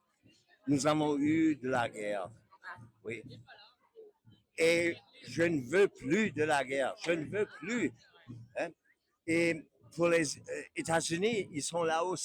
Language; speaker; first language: French; non-native, learner; German